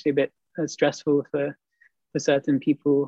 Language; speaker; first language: English; native; English